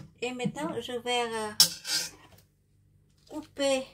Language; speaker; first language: French; non-native, learner; Vietnamese